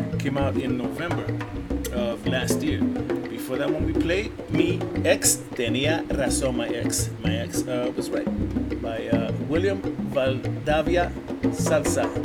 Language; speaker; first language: English; early bilingual, other home language; Spanish